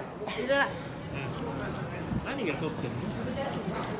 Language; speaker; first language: Japanese; native; Japanese